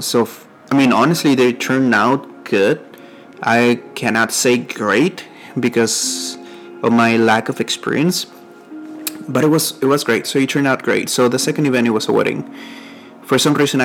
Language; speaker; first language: English; non-native, fluent; Spanish